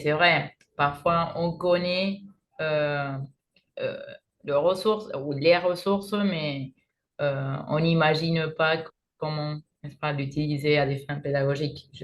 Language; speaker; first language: French; non-native, fluent; Spanish